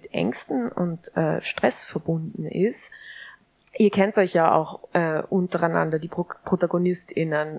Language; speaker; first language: German; native; German